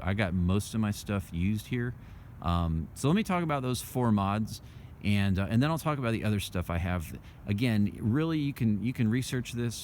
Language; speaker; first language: English; native; English